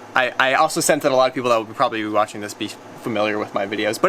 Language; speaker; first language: English; native; English